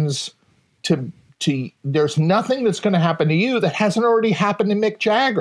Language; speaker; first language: English; native; English